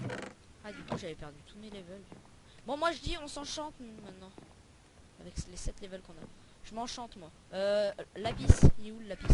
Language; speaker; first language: French; native; French